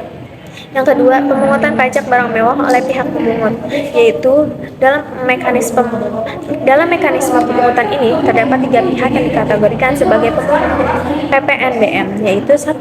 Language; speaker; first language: Indonesian; native; Indonesian